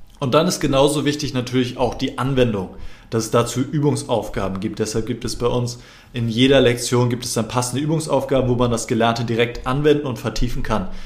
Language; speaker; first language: German; native; German